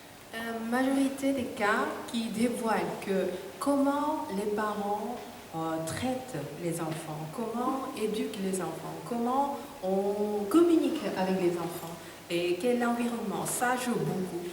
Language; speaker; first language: French; non-native, fluent; Korean